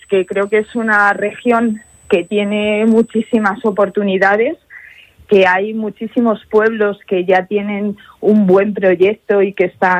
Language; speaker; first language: Spanish; native; Spanish